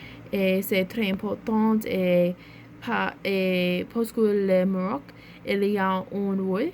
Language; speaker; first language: French; non-native, learner; English